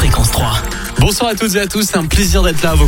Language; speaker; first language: French; native; French